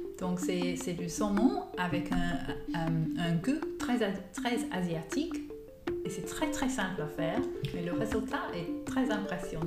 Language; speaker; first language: French; non-native, fluent; English